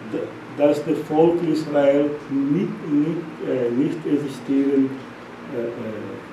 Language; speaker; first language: German; non-native, learner; Portuguese